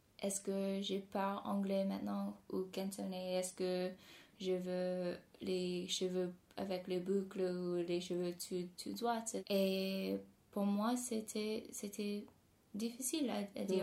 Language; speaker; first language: French; non-native, fluent; English